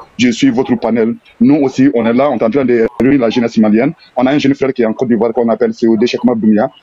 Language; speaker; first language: French; non-native, local second language; Bambara